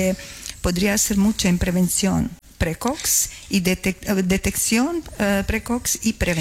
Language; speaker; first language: Spanish; non-native, fluent; Serbian